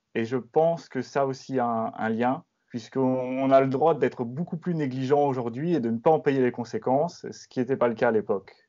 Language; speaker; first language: French; native; French